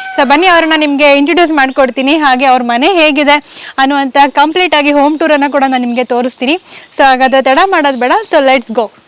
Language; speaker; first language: Kannada; native; Kannada